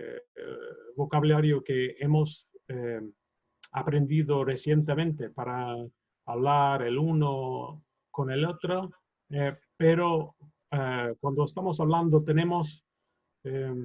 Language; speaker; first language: Spanish; non-native, fluent; English